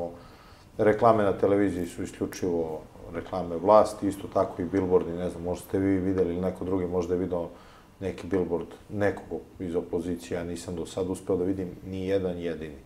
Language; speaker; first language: Serbian; native; Serbian